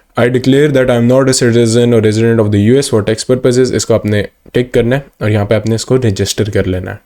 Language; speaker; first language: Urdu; non-native, local second language; Punjabi